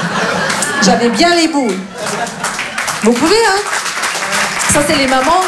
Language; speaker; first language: French; non-native, fluent; Russian